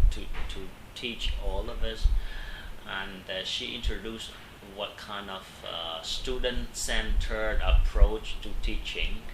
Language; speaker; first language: English; non-native, fluent; Khmer